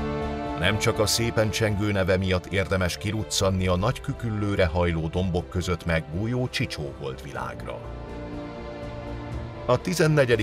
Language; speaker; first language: Hungarian; native; Hungarian